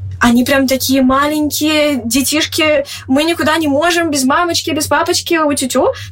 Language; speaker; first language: Russian; native; Russian